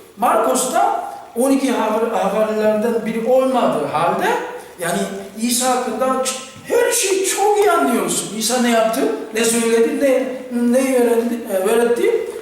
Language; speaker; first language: Turkish; non-native, fluent; Korean